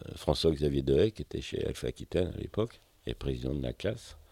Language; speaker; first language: French; native; French